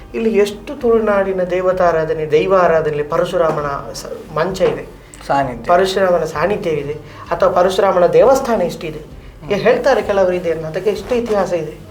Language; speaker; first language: Kannada; non-native, local second language; Tulu